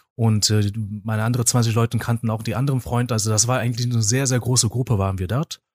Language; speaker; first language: German; non-native, fluent; Korean